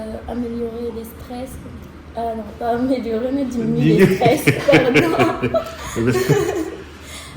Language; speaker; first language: French; non-native, learner; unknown